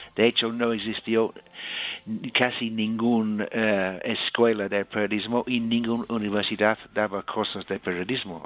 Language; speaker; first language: Spanish; non-native, fluent; English